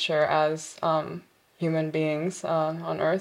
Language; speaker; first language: English; non-native, local second language; Korean